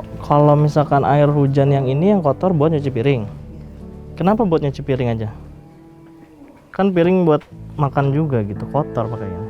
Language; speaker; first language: Indonesian; native; Indonesian